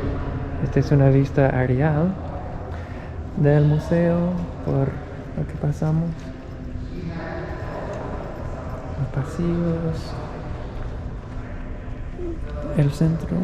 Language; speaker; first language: Spanish; non-native, fluent; English